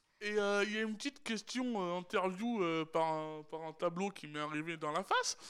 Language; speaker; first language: French; native; French